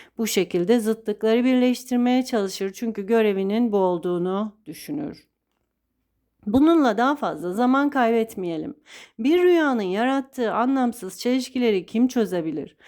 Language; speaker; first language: Turkish; native; Turkish